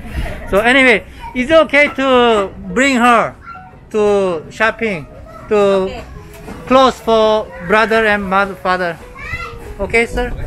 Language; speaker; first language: English; non-native, learner; Korean